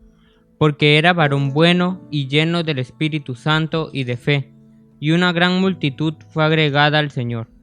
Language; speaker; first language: Spanish; native; Spanish